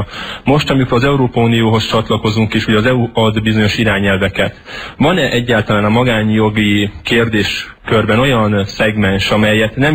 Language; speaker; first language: Hungarian; native; Hungarian